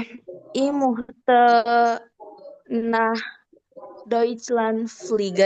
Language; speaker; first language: German; non-native, learner; Indonesian